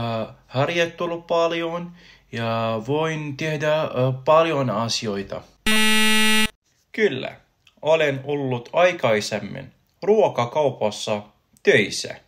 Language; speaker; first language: Finnish; non-native, learner; Arabic